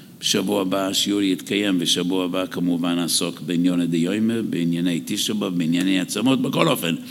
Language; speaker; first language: Hebrew; non-native, fluent; English